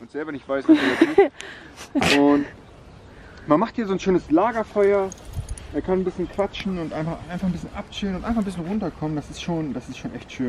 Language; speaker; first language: German; native; German